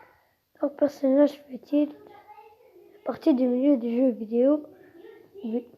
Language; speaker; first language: French; non-native, local second language; Arabic